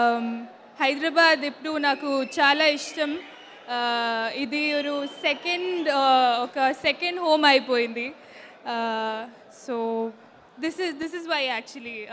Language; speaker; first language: Telugu; non-native, learner; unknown